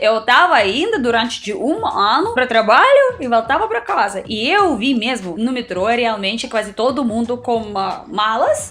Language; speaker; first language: Portuguese; non-native, fluent; Russian